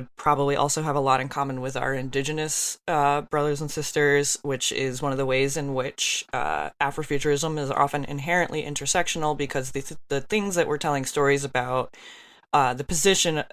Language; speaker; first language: English; early bilingual, other home language; Yoruba